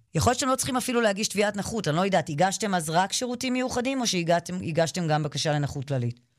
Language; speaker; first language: Hebrew; native; Hebrew